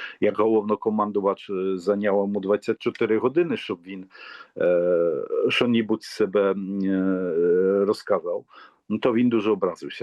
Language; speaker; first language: Polish; non-native, learner; Ukrainian